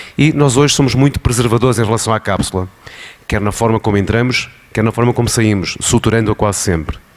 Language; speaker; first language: Portuguese; native; Portuguese